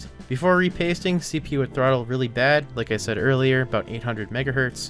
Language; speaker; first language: English; native; English